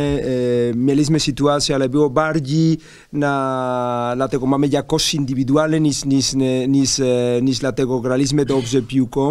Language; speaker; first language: Polish; non-native, learner; Spanish